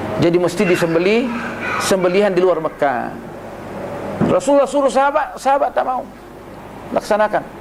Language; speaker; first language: Malay; non-native, local second language; Buginese